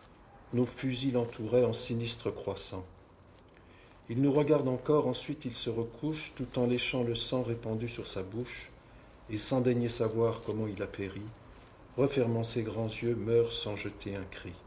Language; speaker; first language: French; native; French